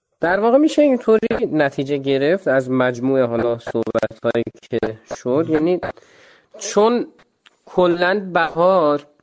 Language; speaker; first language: Persian; native; Persian